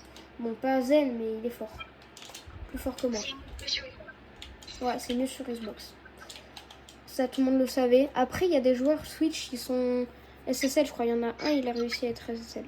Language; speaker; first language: French; native; French